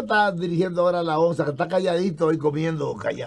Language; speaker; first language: Spanish; native; Spanish